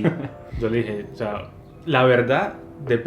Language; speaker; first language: Spanish; native; Spanish